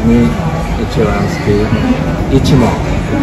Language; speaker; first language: Japanese; non-native, learner; Spanish